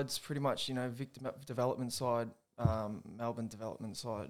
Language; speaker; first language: English; native; English